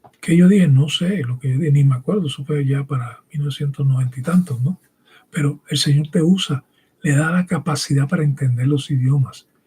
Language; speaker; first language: Spanish; early bilingual, heritage; Spanish